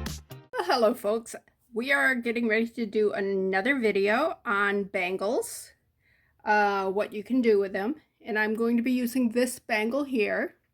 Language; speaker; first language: English; native; English